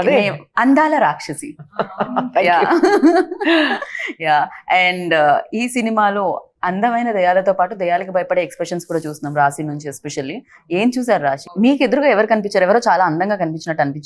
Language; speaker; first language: Telugu; native; Telugu